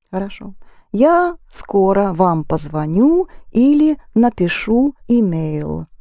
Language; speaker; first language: Russian; non-native, fluent; English